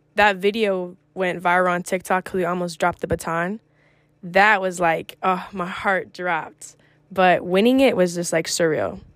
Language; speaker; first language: English; early bilingual, other home language; Greek